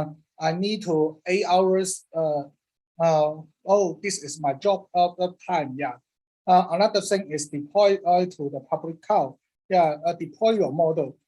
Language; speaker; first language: English; non-native, learner; Cantonese